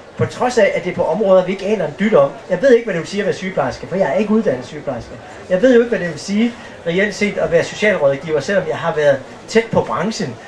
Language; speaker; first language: Danish; native; Danish